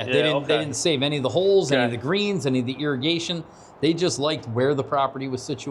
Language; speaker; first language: English; native; English